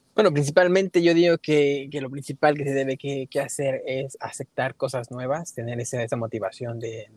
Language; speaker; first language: Spanish; early bilingual, heritage; Spanish